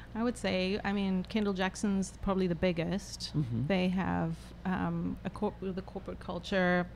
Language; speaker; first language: English; native; English